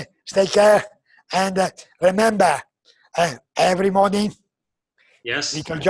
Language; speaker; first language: English; non-native, learner; Italian